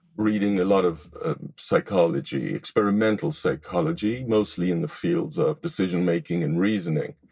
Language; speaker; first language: English; non-native, fluent; Hebrew